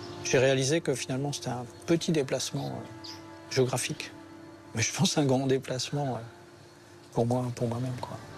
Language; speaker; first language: French; native; French